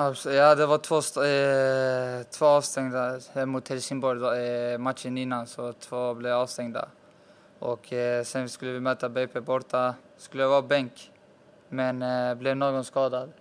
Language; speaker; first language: Swedish; early bilingual, other home language; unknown